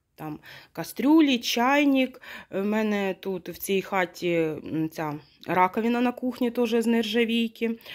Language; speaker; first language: Ukrainian; non-native, local second language; Russian